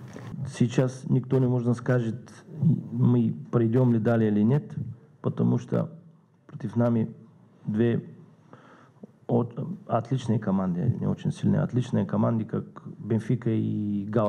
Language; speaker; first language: Russian; non-native, learner; Bulgarian